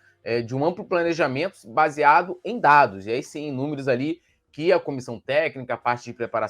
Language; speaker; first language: Portuguese; native; Portuguese